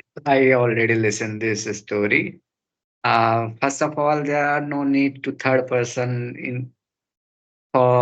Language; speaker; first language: English; non-native, learner; Hindi